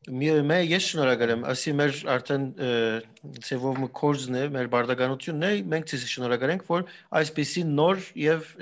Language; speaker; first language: Armenian; early bilingual, heritage; Armenian